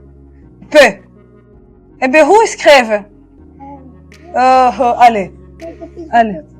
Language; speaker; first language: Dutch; non-native, learner; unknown